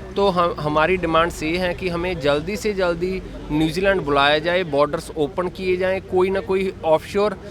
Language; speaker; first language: Hindi; non-native, local second language; Punjabi